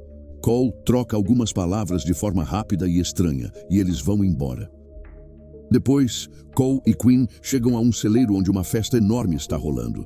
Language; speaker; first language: Portuguese; native; Portuguese